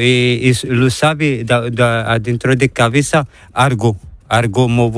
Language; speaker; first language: Spanish; non-native, learner; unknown